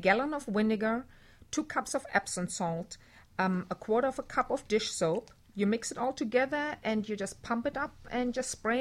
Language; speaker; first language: English; non-native, fluent; German